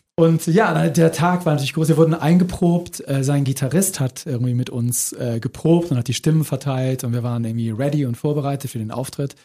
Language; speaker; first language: German; native; German